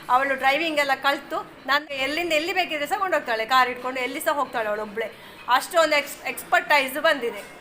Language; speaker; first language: Kannada; native; Kannada